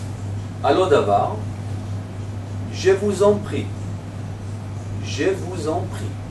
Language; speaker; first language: French; non-native, fluent; Hebrew